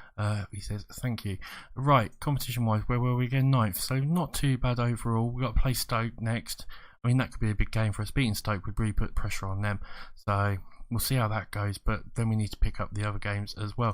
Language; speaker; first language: English; native; English